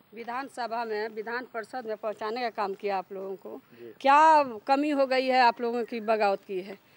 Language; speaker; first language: Hindi; native; Hindi